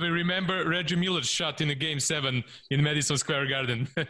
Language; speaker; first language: English; non-native, fluent; Serbian